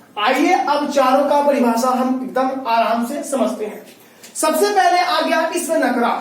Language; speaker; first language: Hindi; native; Hindi